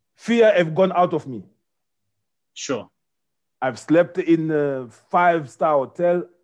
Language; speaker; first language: English; non-native, fluent; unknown